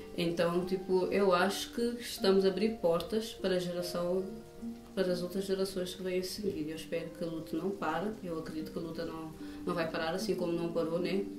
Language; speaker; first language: Portuguese; non-native, local second language; Kabuverdianu